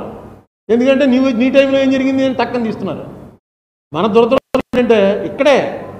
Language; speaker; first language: Telugu; native; Telugu